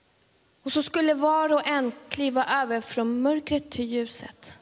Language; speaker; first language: Swedish; early bilingual, other home language; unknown